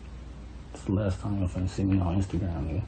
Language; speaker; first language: English; native; English